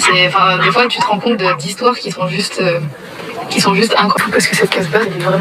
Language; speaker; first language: French; native; French